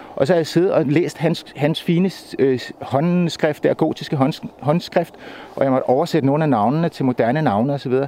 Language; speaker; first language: Danish; native; Danish